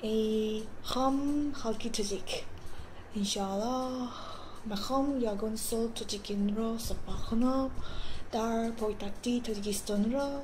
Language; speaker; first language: Persian; non-native, learner; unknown